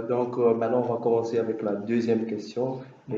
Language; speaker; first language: French; non-native, learner; Dutch